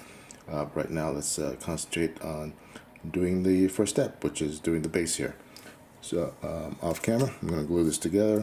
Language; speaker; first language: English; native; English